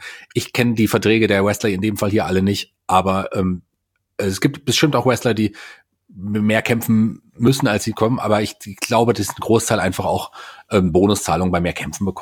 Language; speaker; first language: German; native; German